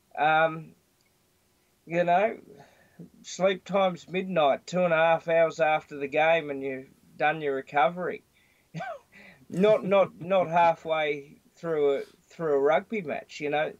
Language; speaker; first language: English; native; English